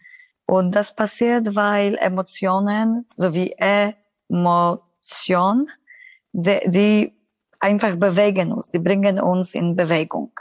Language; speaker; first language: German; non-native, fluent; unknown